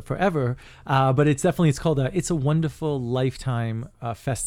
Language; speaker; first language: English; non-native, fluent; Hebrew